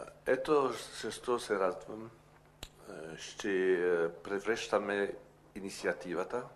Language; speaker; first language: Bulgarian; non-native, learner; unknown